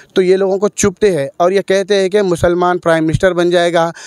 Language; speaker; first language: Hindi; non-native, local second language; Urdu